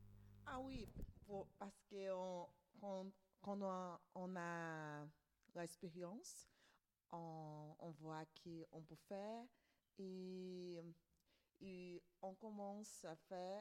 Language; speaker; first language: French; non-native, learner; Portuguese